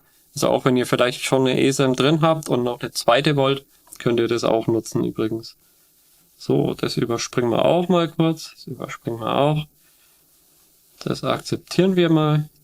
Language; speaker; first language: German; native; German